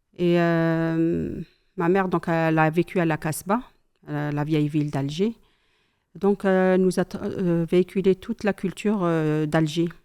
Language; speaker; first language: French; non-native, local second language; Kabyle